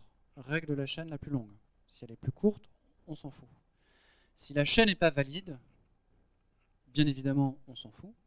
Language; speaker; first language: French; native; French